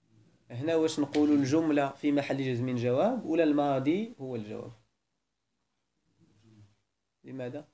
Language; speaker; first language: Arabic; native; Arabic